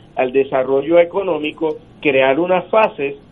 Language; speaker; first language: Spanish; native; Spanish